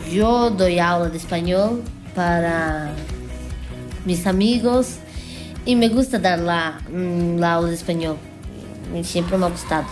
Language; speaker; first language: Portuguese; early bilingual, other home language; Spanish